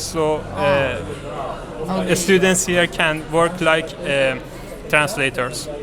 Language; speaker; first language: English; non-native, learner; Persian